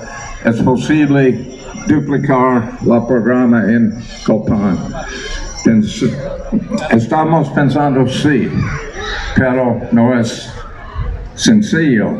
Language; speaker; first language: Spanish; non-native, learner; English